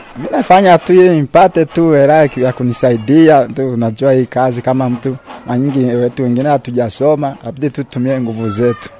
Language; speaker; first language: Swahili; non-native, local second language; Rundi